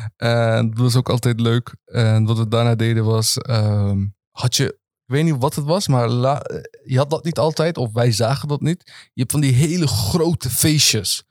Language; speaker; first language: Dutch; early bilingual, other home language; Arabic